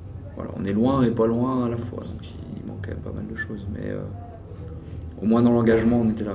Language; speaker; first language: French; native; French